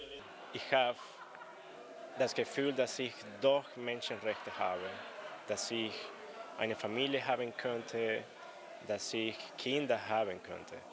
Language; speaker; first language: German; non-native, fluent; Spanish